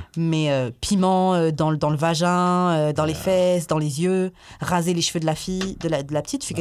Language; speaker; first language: French; native; French